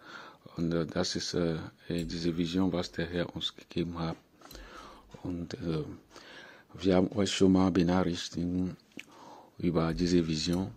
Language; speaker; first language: German; non-native, fluent; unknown